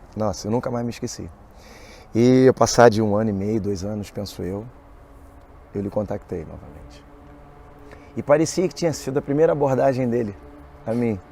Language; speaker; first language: Portuguese; native; Portuguese